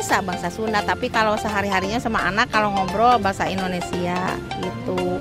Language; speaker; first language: Indonesian; non-native, local second language; Sundanese